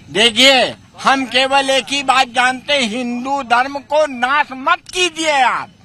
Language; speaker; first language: Hindi; native; Hindi